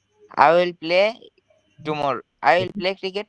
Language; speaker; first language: English; non-native, learner; Bangla